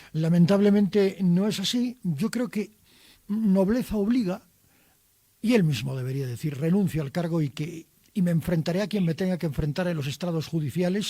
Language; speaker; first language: Spanish; native; Spanish